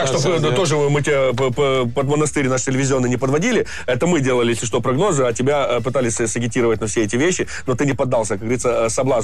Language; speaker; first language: Russian; native; Russian